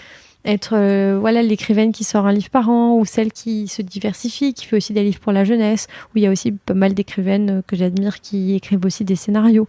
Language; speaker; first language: French; native; French